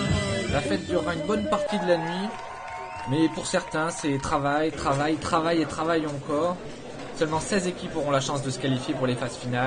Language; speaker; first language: French; native; French